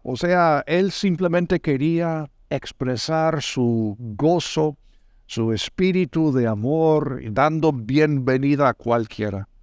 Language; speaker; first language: Spanish; non-native, fluent; English